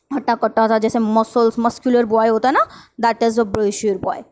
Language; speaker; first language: Hindi; native; Hindi